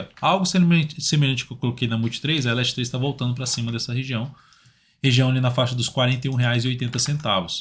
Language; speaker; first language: Portuguese; native; Portuguese